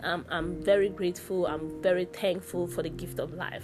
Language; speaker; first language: English; non-native, local second language; Yoruba